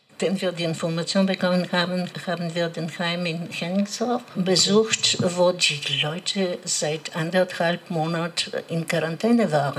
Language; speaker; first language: German; non-native, learner; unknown